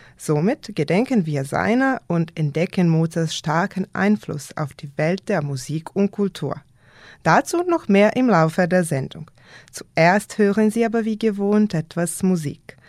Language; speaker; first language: German; non-native, fluent; Serbian